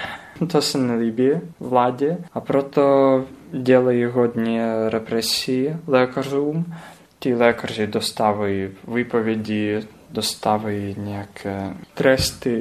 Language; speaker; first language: Czech; non-native, learner; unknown